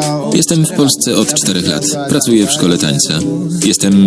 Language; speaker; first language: Polish; non-native, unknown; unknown